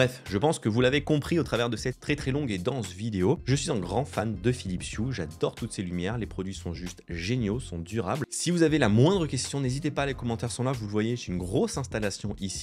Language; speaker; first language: French; native; French